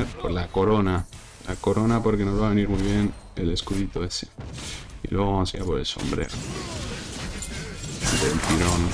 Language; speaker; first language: Spanish; native; Spanish